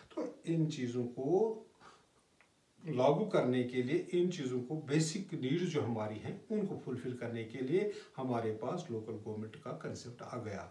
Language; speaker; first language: Urdu; non-native, local second language; Kashmiri